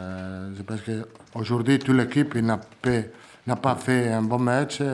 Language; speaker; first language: French; non-native, learner; Italian